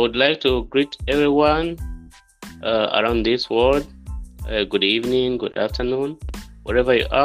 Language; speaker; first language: English; non-native, local second language; Swahili